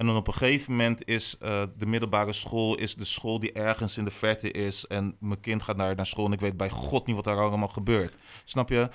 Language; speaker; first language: Dutch; native; Dutch